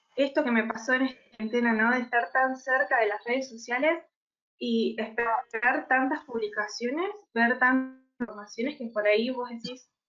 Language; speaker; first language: Spanish; native; Spanish